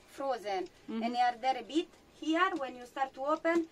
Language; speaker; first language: English; non-native, fluent; Italian